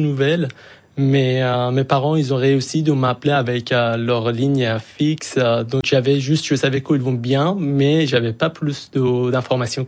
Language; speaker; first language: French; non-native, fluent; Persian